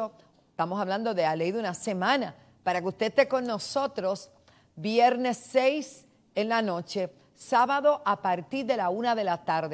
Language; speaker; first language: Spanish; native; Spanish